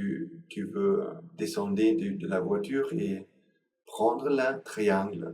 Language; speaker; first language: French; non-native, learner; Sinhala